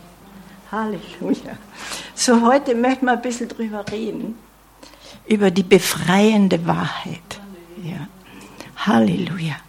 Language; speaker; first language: German; non-native, fluent; English